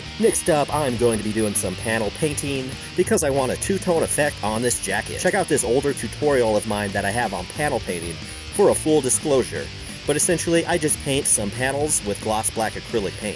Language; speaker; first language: English; native; English